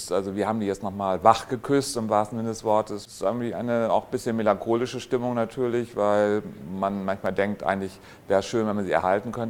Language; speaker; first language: German; native; German